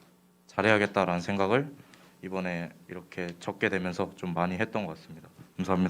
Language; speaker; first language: Korean; native; Korean